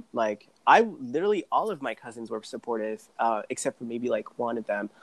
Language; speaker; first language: English; non-native, fluent; Rundi